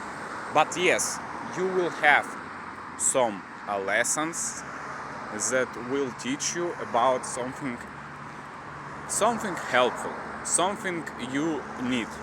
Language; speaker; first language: English; non-native, learner; Russian